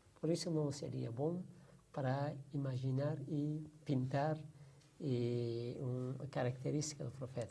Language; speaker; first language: Portuguese; non-native, learner; Persian